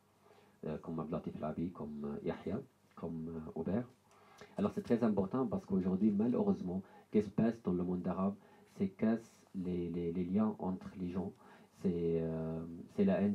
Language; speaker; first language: French; non-native, learner; Arabic